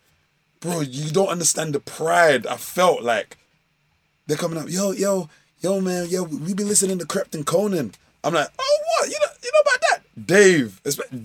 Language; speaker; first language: English; native; English